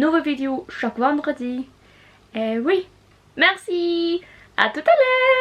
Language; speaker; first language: French; non-native, learner; Norwegian